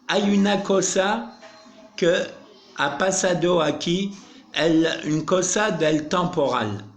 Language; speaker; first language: Spanish; non-native, learner; French